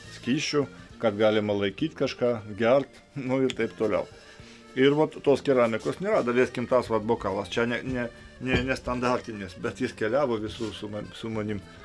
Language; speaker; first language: Lithuanian; non-native, local second language; Russian